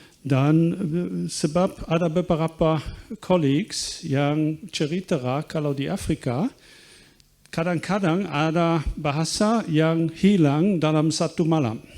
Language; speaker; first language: Indonesian; non-native, fluent; German